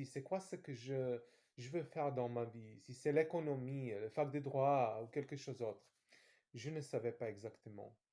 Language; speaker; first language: French; non-native, fluent; Serbian